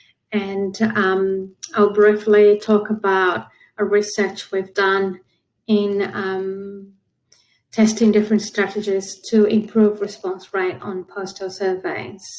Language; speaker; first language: English; non-native, fluent; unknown